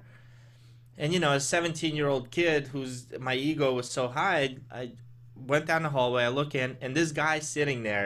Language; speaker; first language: English; early bilingual, other home language; Russian